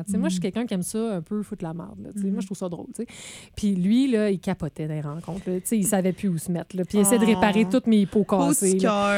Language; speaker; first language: French; native; French